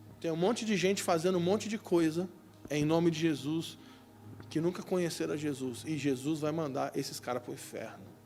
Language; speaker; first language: Portuguese; native; Portuguese